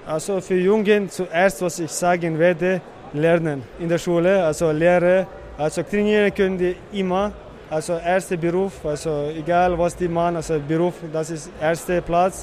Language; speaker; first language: German; non-native, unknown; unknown